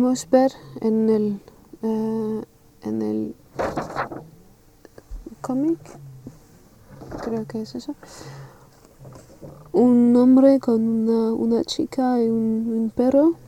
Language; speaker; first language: Spanish; non-native, learner; French